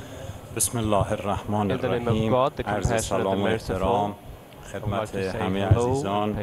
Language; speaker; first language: Persian; native; Persian